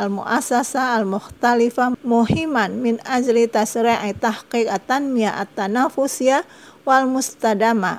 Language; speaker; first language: Arabic; non-native, fluent; Indonesian